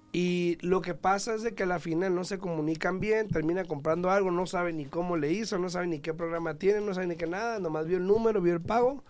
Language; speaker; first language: Spanish; early bilingual, heritage; Spanish